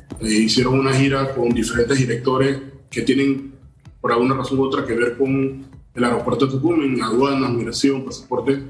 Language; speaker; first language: Spanish; native; Spanish